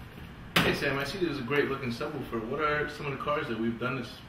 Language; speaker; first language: English; native; English